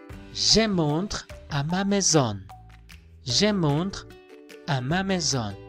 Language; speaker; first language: French; non-native, learner; Spanish